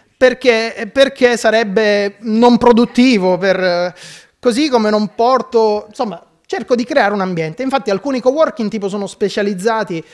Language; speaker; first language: Italian; native; Italian